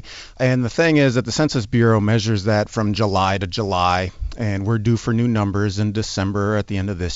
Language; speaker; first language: English; native; English